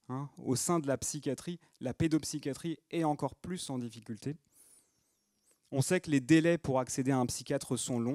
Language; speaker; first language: French; native; French